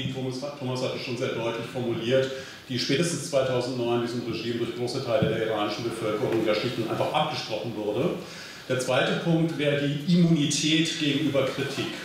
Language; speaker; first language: German; native; German